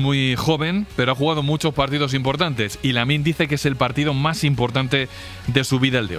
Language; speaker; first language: Spanish; native; Spanish